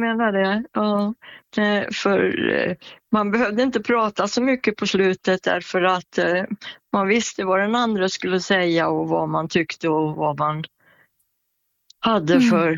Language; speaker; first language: Swedish; native; Swedish